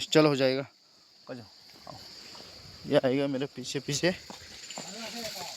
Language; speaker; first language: Hindi; non-native, local second language; Assamese